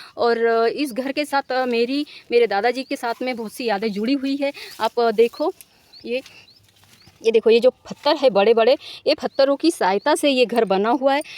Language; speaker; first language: Hindi; non-native, local second language; Marathi